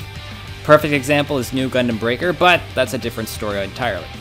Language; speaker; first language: English; native; English